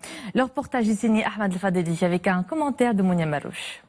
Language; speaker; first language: French; non-native, local second language; Arabic